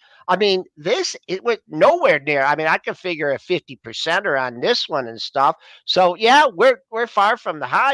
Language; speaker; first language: English; native; English